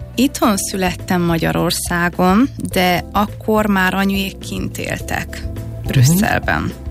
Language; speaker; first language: Hungarian; early bilingual, heritage; Hungarian